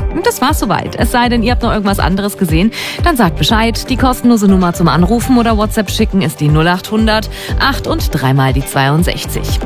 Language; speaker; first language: German; native; German